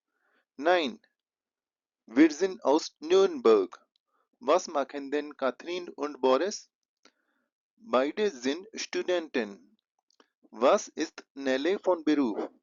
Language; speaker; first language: German; non-native, fluent; Hindi